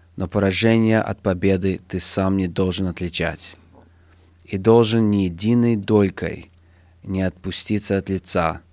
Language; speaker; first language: Russian; early bilingual, heritage; Russian